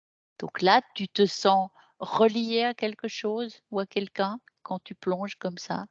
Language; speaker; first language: French; native; French